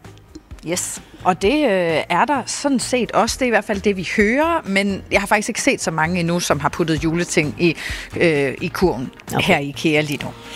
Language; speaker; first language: Danish; native; Danish